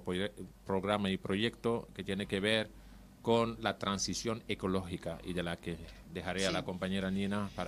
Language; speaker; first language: Spanish; native; Spanish